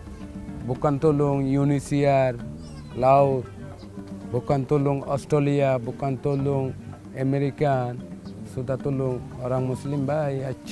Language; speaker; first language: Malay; non-native, learner; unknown